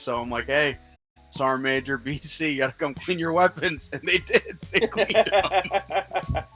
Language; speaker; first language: English; native; English